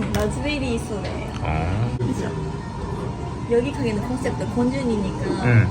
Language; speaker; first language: Korean; non-native, learner; Japanese